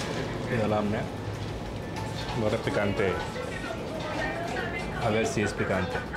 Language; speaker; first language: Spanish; non-native, learner; Hindi